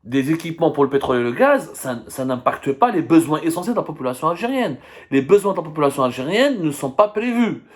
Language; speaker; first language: French; non-native, local second language; Arabic